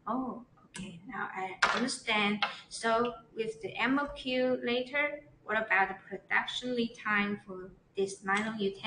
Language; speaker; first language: English; non-native, learner; Chinese